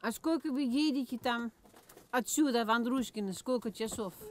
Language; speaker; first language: Russian; non-native, fluent; Dutch